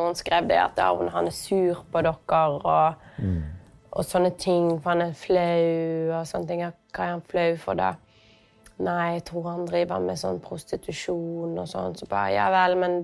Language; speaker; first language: Norwegian; native; Norwegian